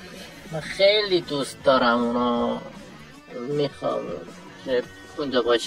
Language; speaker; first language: Persian; non-native, learner; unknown